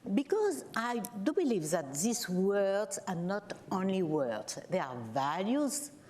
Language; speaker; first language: English; non-native, learner; French